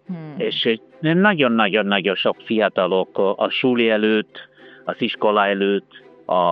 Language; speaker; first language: Hungarian; non-native, fluent; Italian